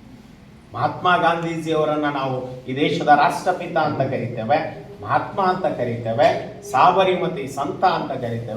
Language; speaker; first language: Kannada; native; Kannada